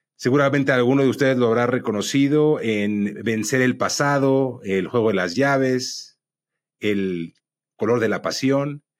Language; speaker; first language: Spanish; native; Spanish